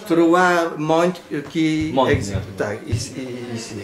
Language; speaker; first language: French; non-native, learner; Polish